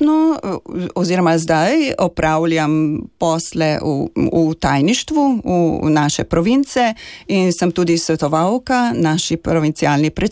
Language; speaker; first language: Slovenian; native; Slovenian